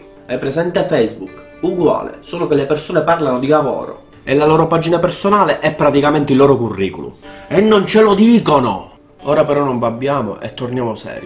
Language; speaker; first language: Italian; native; Italian